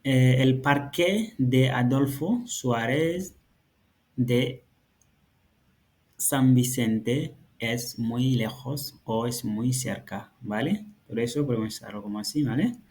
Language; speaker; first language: Spanish; non-native, fluent; Fula